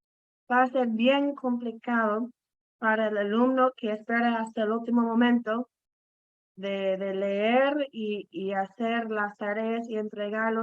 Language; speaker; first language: Spanish; non-native, fluent; English